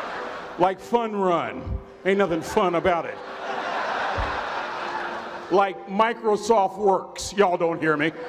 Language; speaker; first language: English; native; English